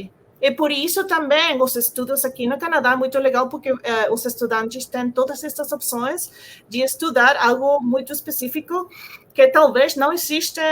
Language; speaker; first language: Portuguese; non-native, fluent; Spanish